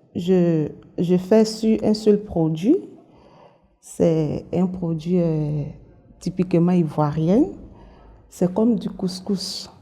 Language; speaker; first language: French; native; French